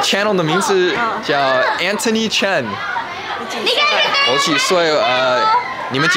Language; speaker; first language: Chinese; early bilingual, heritage; English